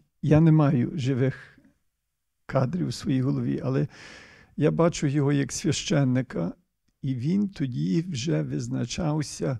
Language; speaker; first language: Ukrainian; early bilingual, heritage; Ukrainian